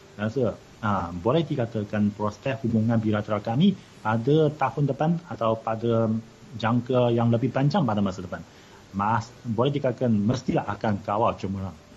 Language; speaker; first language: Malay; non-native, fluent; Chinese